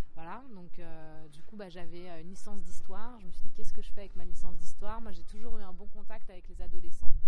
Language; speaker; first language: French; native; French